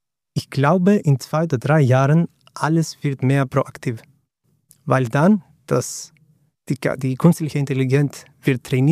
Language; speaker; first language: German; non-native, fluent; Greek